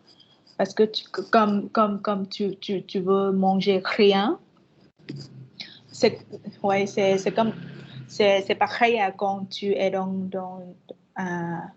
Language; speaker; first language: French; non-native, fluent; Vietnamese